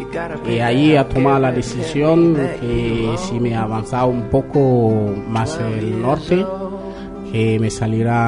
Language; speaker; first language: Spanish; non-native, learner; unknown